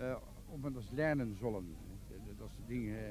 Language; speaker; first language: German; non-native, learner; Dutch